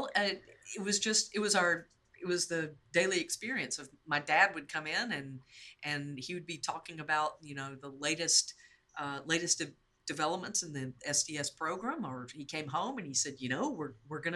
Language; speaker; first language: English; native; English